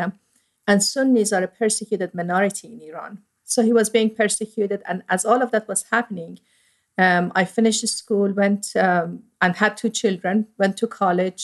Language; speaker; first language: English; non-native, fluent; Persian